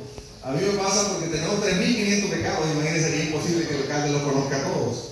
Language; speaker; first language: Spanish; native; Spanish